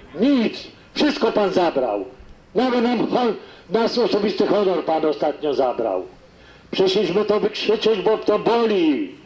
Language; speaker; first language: Polish; native; Polish